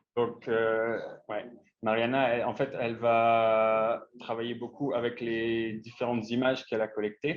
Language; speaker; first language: French; native; French